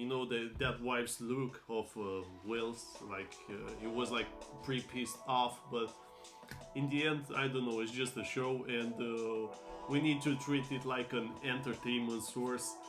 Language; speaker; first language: English; non-native, fluent; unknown